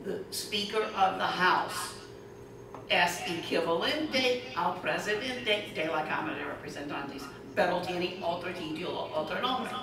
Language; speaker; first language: Spanish; non-native, fluent; English